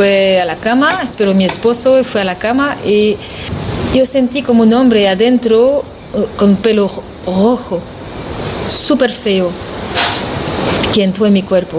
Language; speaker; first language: Spanish; non-native, learner; French